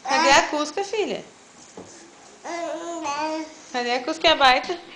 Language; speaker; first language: Portuguese; native; Portuguese